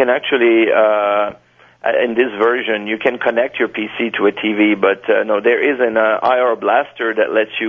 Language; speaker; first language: English; non-native, fluent; French